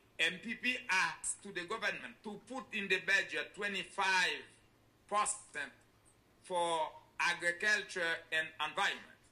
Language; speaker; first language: English; non-native, learner; Haitian Creole